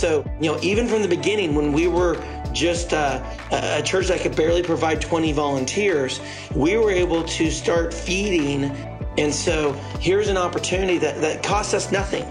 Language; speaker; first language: English; native; English